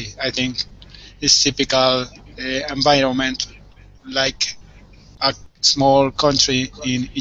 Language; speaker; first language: English; non-native, learner; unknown